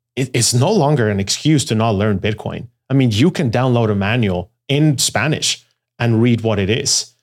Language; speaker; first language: English; non-native, fluent; Spanish